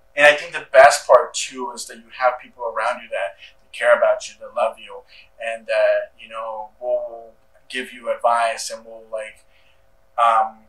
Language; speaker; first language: English; early bilingual, other home language; Spanish